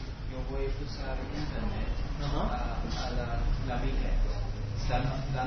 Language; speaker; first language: Italian; non-native, learner; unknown